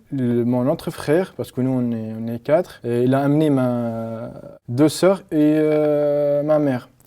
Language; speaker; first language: French; non-native, learner; Arabic